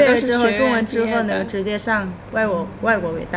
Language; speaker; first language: Chinese; non-native, fluent; Korean